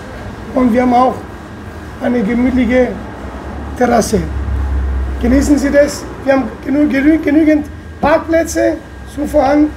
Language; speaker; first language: German; non-native, fluent; Italian